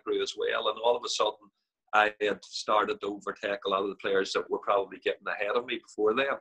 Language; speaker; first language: English; native; English